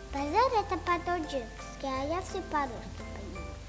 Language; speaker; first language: Russian; non-native, learner; Tajik